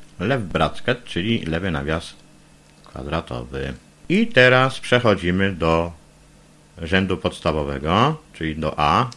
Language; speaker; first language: Polish; native; Polish